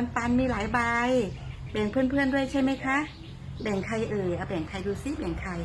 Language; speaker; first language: Thai; native; Thai